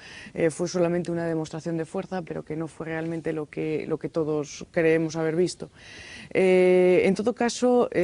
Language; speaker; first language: Spanish; native; Spanish